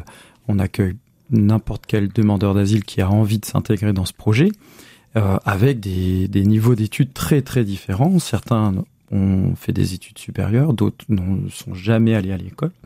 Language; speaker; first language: French; native; French